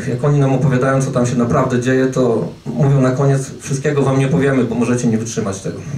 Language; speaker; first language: Polish; native; Polish